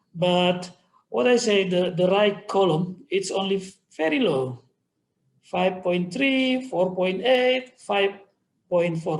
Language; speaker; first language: English; non-native, fluent; Indonesian